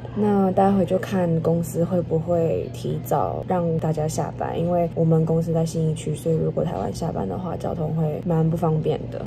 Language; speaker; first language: Chinese; native; Chinese